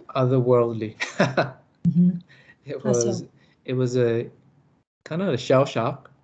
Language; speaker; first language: English; early bilingual, other home language; Lao